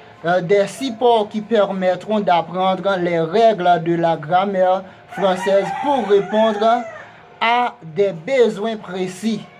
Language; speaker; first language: French; non-native, local second language; Haitian Creole